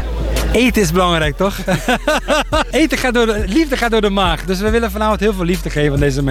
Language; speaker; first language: Dutch; native; Dutch